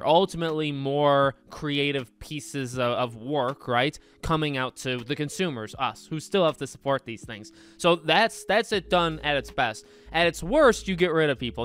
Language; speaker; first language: English; native; English